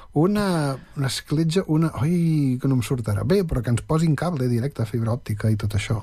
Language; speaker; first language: Catalan; native; Catalan